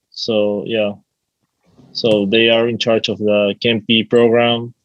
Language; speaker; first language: English; non-native, fluent; Spanish